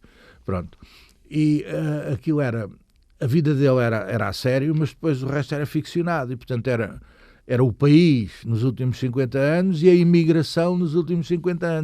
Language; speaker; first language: Portuguese; native; Portuguese